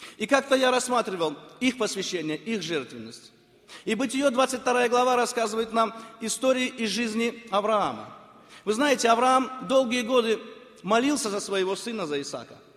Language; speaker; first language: Russian; native; Russian